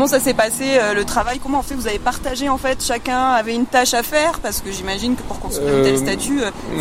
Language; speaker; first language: French; native; French